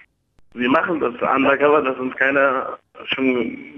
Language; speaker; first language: German; early bilingual, other home language; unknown